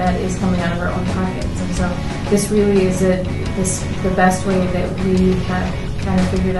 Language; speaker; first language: English; native; English